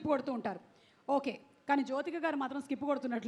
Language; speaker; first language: Telugu; native; Telugu